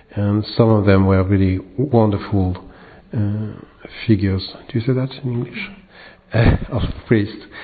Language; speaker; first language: English; non-native, fluent; French